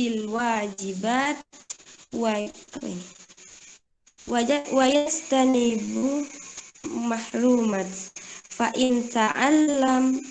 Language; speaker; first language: Arabic; non-native, learner; Indonesian